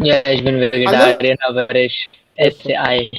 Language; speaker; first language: German; non-native, learner; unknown